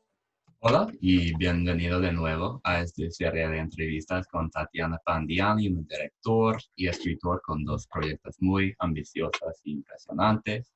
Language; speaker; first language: Spanish; non-native, fluent; English